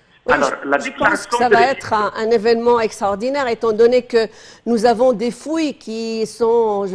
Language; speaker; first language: French; non-native, fluent; Arabic